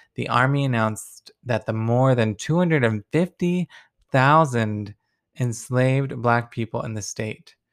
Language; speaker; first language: English; native; English